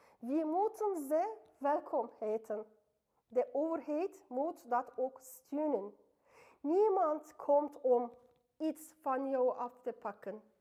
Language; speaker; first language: Dutch; non-native, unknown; Turkish